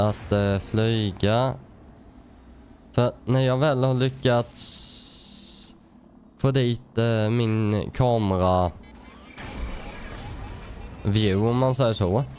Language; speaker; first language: Swedish; native; Swedish